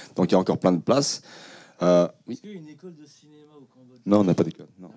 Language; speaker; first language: French; early bilingual, other home language; Khmer